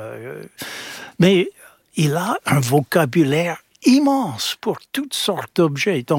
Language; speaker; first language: French; non-native, fluent; English